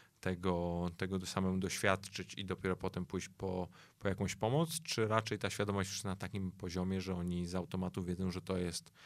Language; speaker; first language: Polish; native; Polish